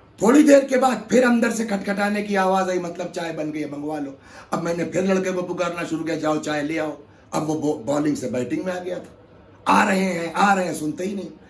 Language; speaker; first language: Urdu; native; Urdu